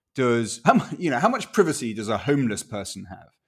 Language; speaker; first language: English; non-native, local second language; Spanish